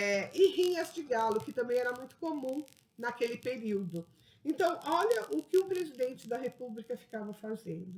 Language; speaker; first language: Portuguese; native; Portuguese